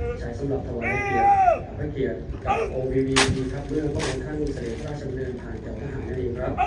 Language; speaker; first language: Thai; native; Thai